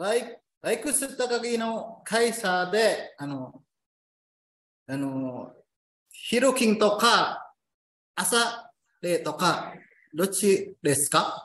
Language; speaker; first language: Japanese; non-native, learner; Indonesian